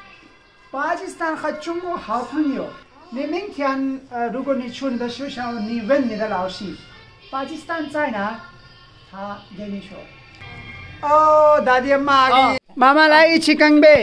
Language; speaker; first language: Chinese; non-native, learner; Urdu